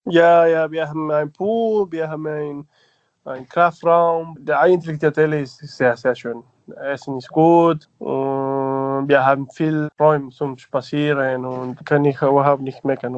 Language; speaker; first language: German; non-native, learner; Spanish